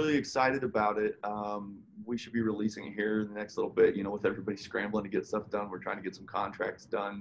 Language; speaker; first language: English; native; English